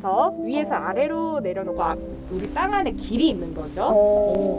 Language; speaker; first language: Korean; native; Korean